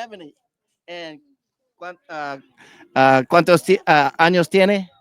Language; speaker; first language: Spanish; non-native, learner; English